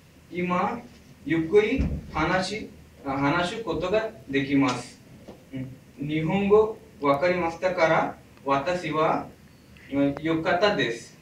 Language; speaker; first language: Japanese; non-native, learner; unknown